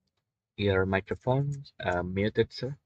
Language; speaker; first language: English; non-native, learner; Indonesian